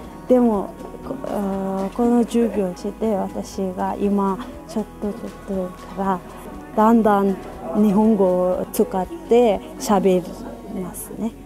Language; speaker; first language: Japanese; non-native, learner; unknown